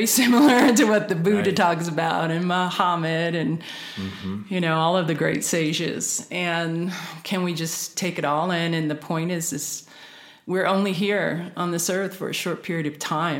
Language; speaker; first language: English; native; English